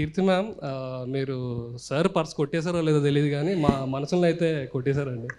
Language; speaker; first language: Telugu; native; Telugu